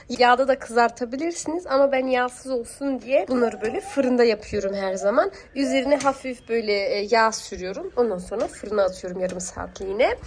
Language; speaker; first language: Turkish; early bilingual, heritage; Turkish